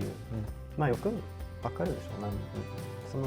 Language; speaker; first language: Japanese; non-native, fluent; Swedish